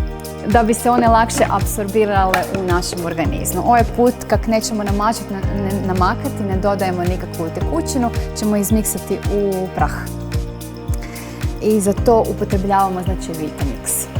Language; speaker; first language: Croatian; native; Croatian